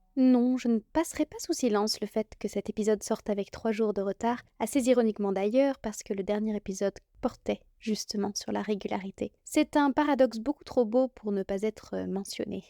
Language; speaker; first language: French; native; French